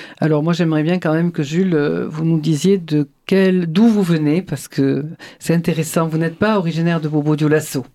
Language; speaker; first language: French; native; French